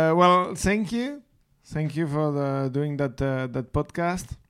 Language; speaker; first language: English; non-native, learner; French